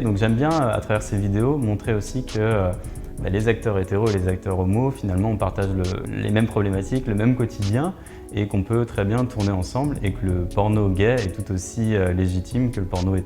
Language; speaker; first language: French; native; French